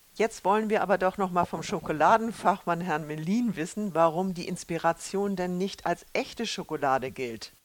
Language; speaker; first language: German; native; German